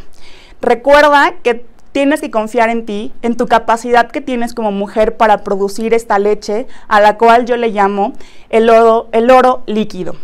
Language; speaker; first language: Spanish; native; Spanish